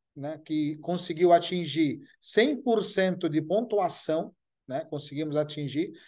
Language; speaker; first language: Portuguese; non-native, fluent; Arabic